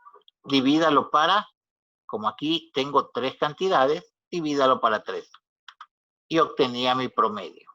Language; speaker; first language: Spanish; native; Spanish